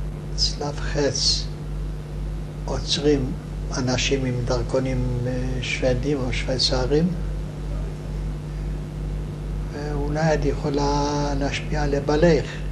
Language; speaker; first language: Hebrew; non-native, fluent; Hungarian